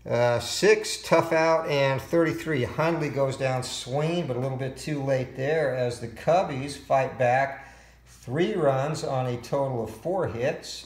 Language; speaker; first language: English; native; English